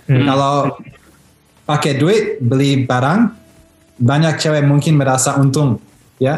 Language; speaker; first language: Indonesian; early bilingual, heritage; Indonesian